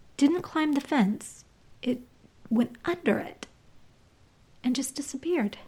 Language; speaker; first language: English; native; English